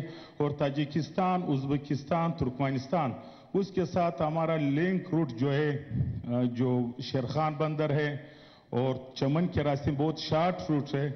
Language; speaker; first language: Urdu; non-native, local second language; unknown